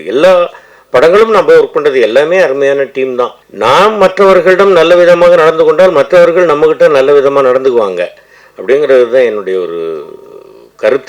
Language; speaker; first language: Tamil; native; Tamil